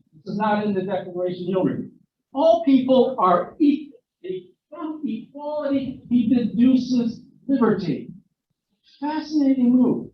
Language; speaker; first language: English; non-native, fluent; Ukrainian